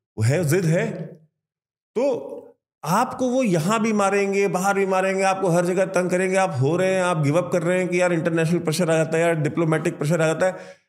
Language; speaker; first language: Hindi; native; Hindi